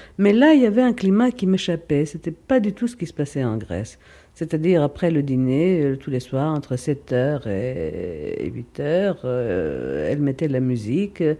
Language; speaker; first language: French; non-native, fluent; Greek